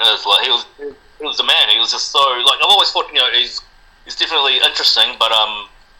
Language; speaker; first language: English; non-native, local second language; Spanish